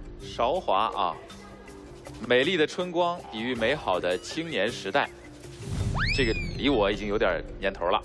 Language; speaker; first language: Chinese; native; Chinese